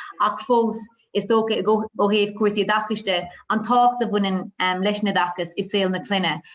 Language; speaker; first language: Irish; native; Irish